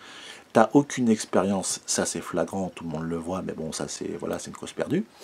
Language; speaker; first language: French; native; French